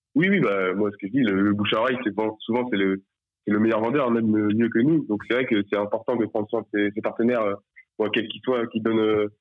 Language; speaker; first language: French; native; French